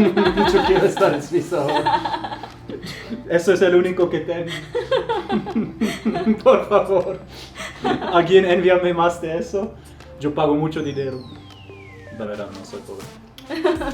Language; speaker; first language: Spanish; non-native, fluent; German